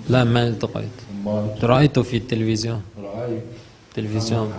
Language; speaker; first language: Arabic; non-native, learner; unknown